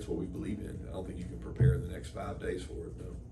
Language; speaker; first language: English; native; English